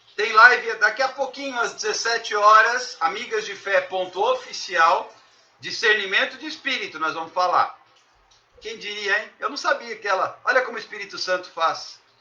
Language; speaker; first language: Portuguese; native; Portuguese